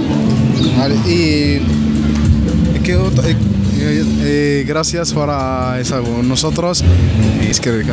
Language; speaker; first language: Spanish; non-native, learner; Arabic